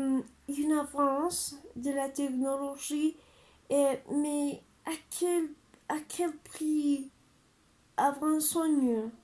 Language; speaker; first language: French; non-native, learner; Spanish